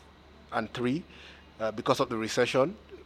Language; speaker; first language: English; non-native, local second language; Yoruba